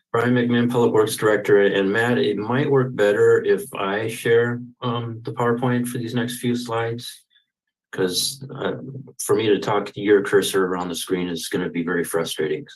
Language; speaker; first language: English; native; English